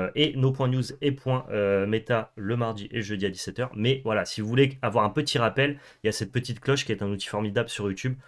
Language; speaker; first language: French; native; French